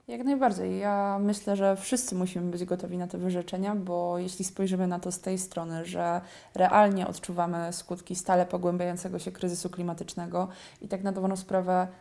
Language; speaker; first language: Polish; native; Polish